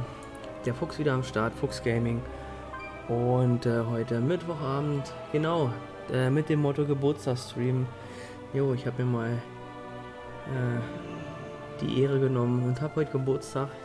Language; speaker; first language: German; native; German